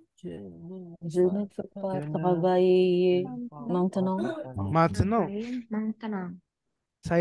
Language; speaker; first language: French; non-native, learner; Indonesian